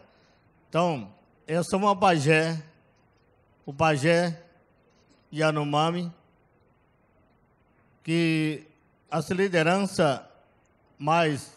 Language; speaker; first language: Portuguese; non-native, local second language; Yanomámi